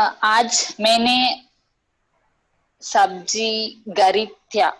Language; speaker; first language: Hindi; non-native, learner; Tamil